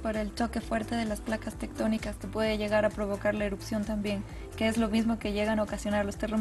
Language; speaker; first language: Spanish; native; Spanish